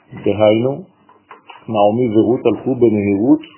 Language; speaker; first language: Hebrew; non-native, fluent; French